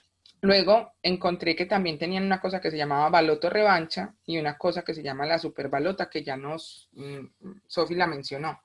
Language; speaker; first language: Spanish; native; Spanish